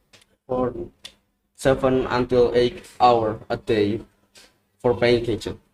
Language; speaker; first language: English; non-native, learner; Indonesian